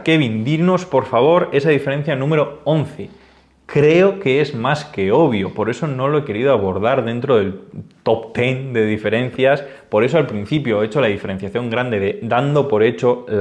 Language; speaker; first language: Spanish; native; Spanish